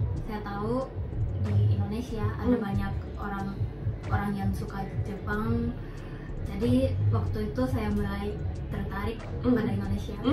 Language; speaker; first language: Indonesian; non-native, fluent; Japanese